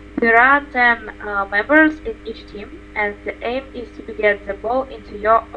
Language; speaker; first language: English; non-native, learner; Russian